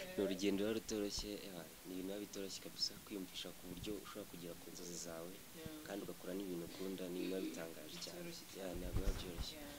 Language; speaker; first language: Kinyarwanda; native; Kinyarwanda